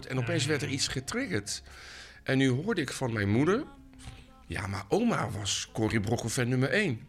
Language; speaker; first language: Dutch; native; Dutch